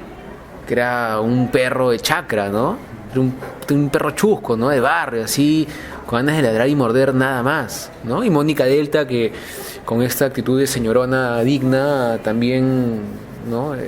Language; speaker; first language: Spanish; native; Spanish